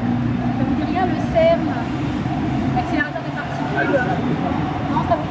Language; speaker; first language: French; native; French